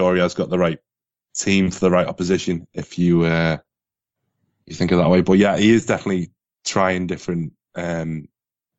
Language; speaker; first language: English; native; English